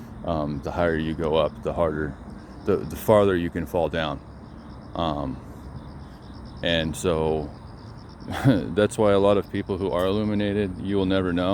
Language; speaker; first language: English; native; English